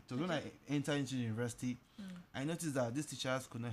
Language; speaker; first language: English; non-native, local second language; Igbo